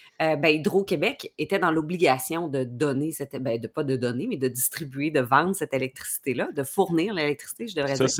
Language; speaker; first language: French; native; French